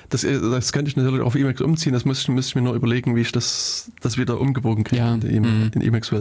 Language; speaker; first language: German; native; German